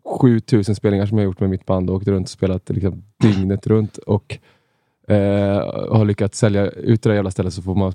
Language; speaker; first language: Swedish; native; Swedish